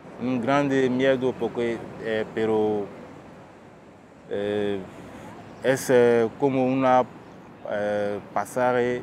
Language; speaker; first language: Spanish; non-native, learner; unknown